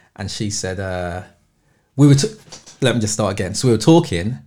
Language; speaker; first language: English; native; English